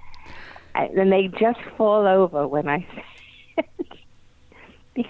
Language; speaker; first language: English; native; English